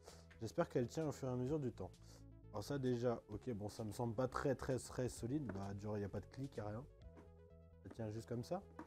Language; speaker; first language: French; native; French